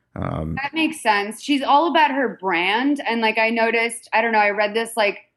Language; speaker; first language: English; native; English